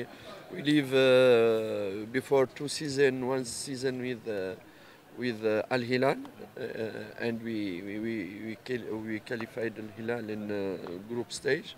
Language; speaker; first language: English; non-native, learner; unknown